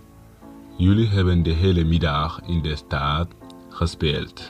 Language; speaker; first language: Dutch; non-native, fluent; Tigrinya